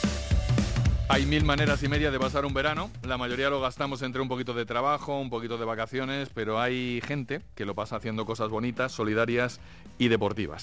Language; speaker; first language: Spanish; native; Spanish